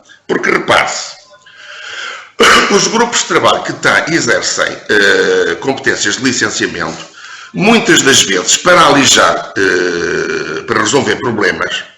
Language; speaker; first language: Portuguese; native; Portuguese